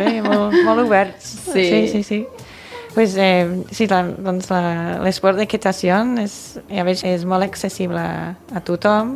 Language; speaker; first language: Catalan; non-native, fluent; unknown